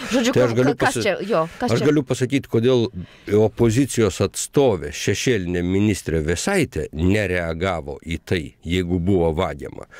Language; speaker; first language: Lithuanian; native; Lithuanian